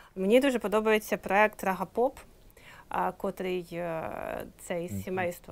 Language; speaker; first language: Ukrainian; native; Ukrainian